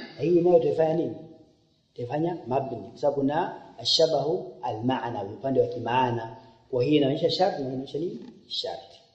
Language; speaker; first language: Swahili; native; Swahili